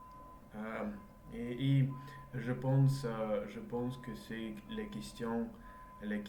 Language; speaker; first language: French; non-native, learner; Russian